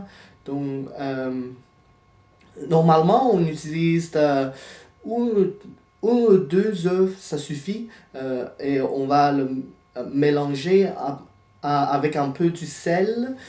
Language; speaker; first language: French; non-native, fluent; Chinese